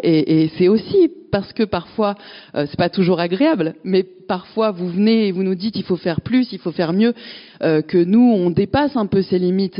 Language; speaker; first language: French; native; French